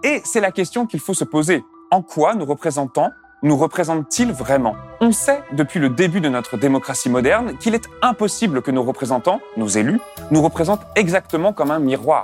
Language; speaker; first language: French; native; French